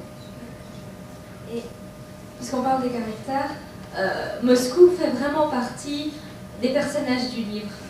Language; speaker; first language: French; native; French